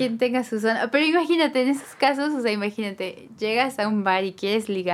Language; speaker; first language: Spanish; native; Spanish